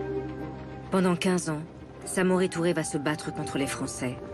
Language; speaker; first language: French; native; French